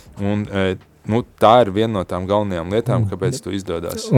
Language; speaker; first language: Latvian; native; Latvian